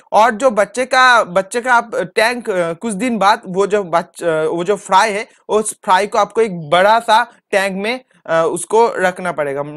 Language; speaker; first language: Hindi; non-native, local second language; Bangla